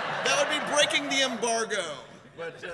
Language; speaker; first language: English; native; English